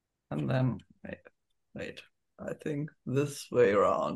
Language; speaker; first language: English; non-native, fluent; German